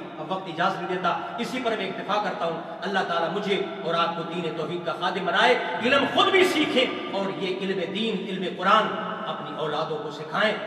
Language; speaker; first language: Urdu; non-native, local second language; Punjabi